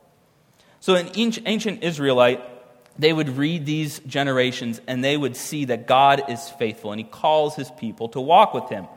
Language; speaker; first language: English; native; English